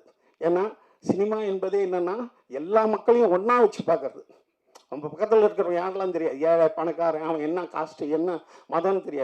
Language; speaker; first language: Tamil; native; Tamil